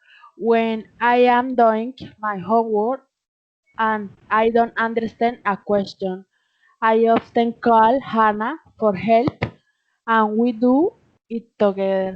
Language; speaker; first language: English; non-native, learner; Spanish